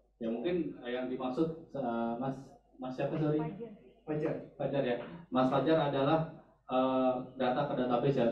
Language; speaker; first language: Indonesian; native; Indonesian